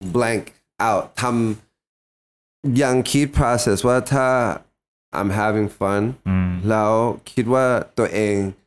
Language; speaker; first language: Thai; early bilingual, heritage; Thai